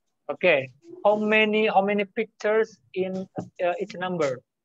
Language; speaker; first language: English; non-native, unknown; Indonesian